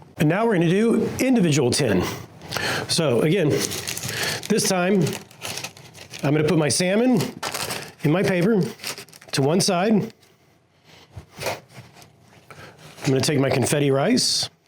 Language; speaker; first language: English; native; English